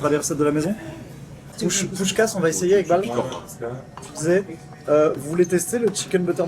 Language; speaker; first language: French; native; French